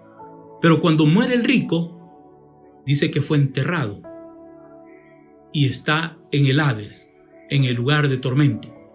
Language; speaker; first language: Spanish; native; Spanish